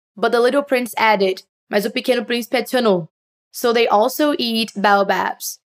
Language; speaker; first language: English; non-native, fluent; Portuguese